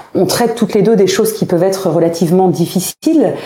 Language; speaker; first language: French; native; French